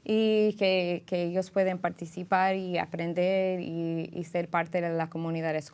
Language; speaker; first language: Spanish; early bilingual, heritage; English